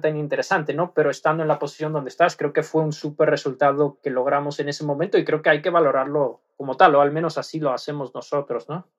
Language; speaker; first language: Spanish; non-native, fluent; Dutch